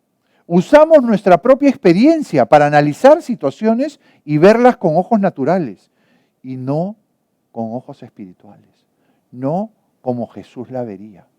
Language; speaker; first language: Spanish; native; Spanish